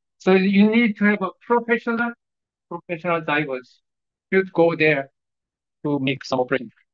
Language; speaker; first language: English; non-native, fluent; Korean